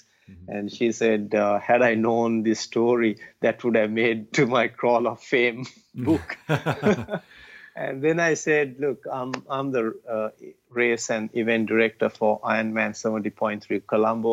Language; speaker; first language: English; non-native, local second language; Tamil